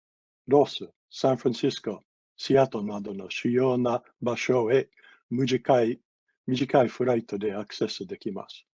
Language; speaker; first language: Japanese; non-native, fluent; English